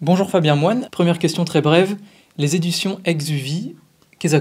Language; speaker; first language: French; native; French